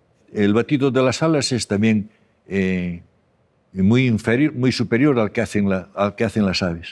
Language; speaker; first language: Spanish; native; Spanish